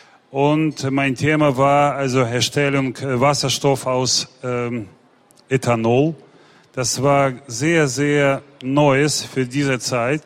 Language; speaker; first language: German; non-native, fluent; Russian